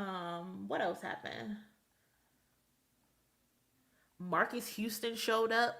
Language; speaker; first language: English; native; English